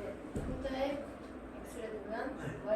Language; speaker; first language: Korean; native; Korean